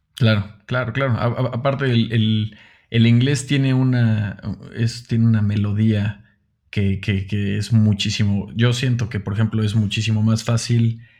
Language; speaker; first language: Spanish; native; Spanish